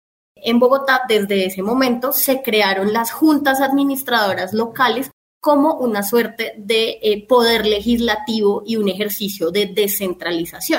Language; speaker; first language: Spanish; native; Spanish